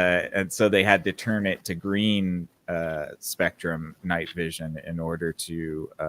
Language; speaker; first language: English; native; English